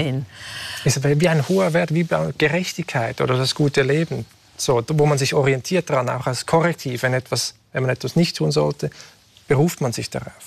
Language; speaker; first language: German; native; German